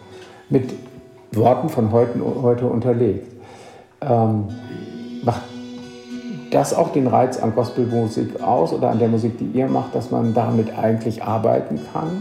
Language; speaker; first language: German; native; German